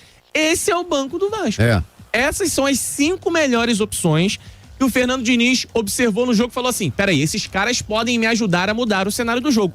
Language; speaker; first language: Portuguese; native; Portuguese